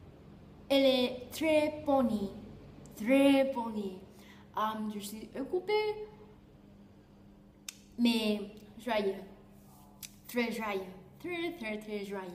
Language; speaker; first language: French; non-native, learner; Vietnamese